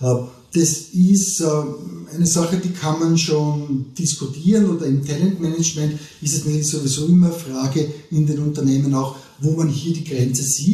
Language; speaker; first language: German; native; German